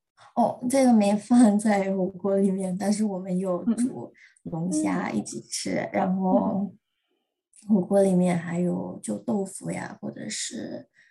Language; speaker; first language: Chinese; early bilingual, heritage; Chinese